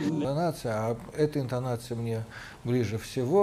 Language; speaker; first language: Russian; native; Russian